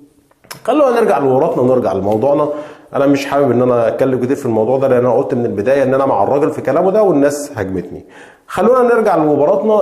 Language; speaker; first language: Arabic; native; Arabic